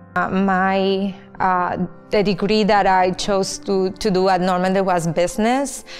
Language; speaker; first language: English; non-native, fluent; Spanish